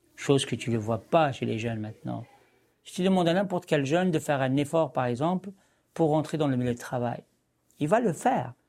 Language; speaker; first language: French; non-native, local second language; Arabic